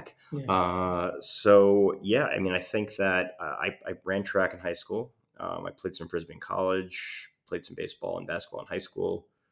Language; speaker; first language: English; native; English